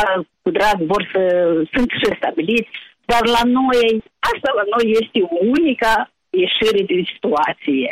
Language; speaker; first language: Romanian; native; Romanian